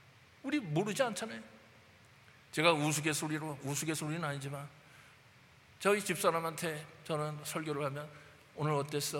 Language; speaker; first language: Korean; native; Korean